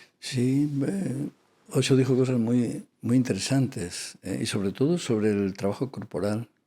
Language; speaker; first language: Spanish; non-native, local second language; Catalan